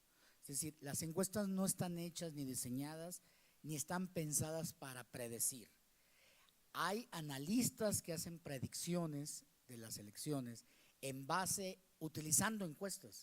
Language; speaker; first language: Spanish; native; Spanish